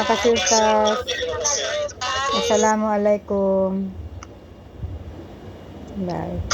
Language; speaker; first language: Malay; non-native, learner; Filipino